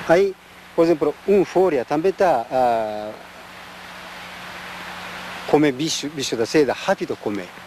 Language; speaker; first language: Portuguese; non-native, learner; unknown